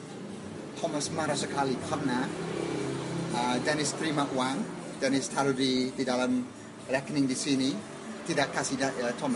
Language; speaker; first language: Indonesian; non-native, learner; English